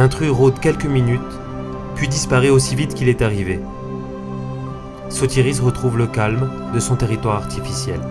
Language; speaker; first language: French; native; French